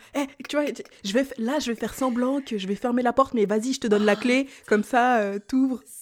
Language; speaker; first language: French; native; French